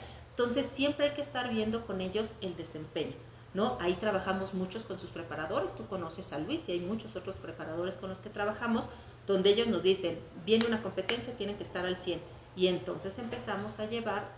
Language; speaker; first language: Spanish; native; Spanish